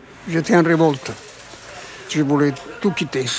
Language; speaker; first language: French; non-native, fluent; Italian